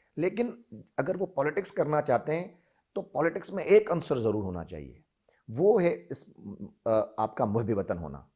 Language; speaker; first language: Urdu; non-native, local second language; Sindhi